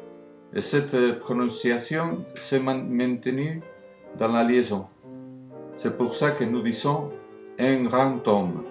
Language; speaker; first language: French; non-native, learner; Spanish